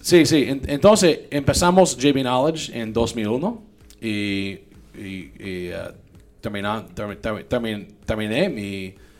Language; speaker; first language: Spanish; non-native, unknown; English